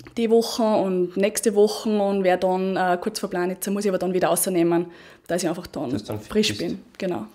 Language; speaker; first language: German; native; German